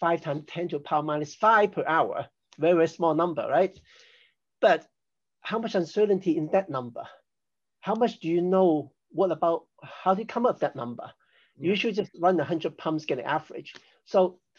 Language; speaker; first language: English; non-native, local second language; Cantonese